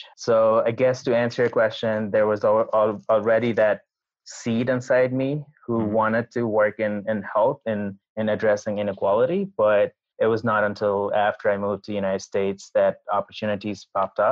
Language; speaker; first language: English; non-native, local second language; Nepali